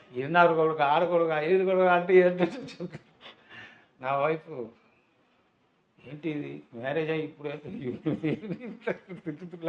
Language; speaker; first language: Telugu; non-native, learner; Tamil